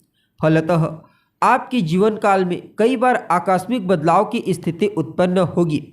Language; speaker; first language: Hindi; native; Hindi